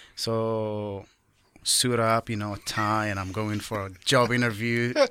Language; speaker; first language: English; non-native, fluent; Arabic